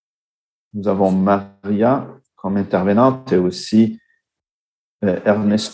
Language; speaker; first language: French; non-native, fluent; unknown